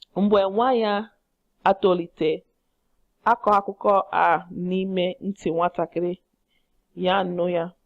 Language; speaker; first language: Igbo; non-native, learner; English